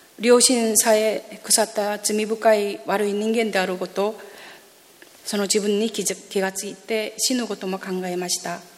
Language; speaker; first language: Japanese; non-native, fluent; Korean